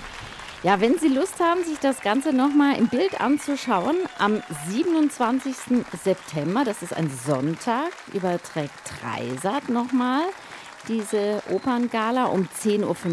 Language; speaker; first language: German; native; German